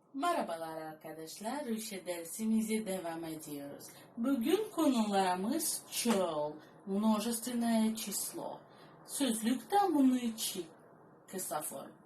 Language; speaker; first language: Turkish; non-native, fluent; Russian